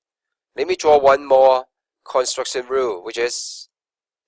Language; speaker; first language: English; non-native, local second language; Cantonese